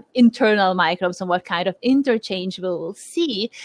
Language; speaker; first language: English; non-native, fluent; Lithuanian